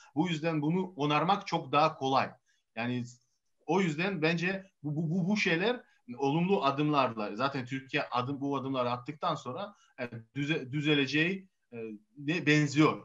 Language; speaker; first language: Turkish; non-native, fluent; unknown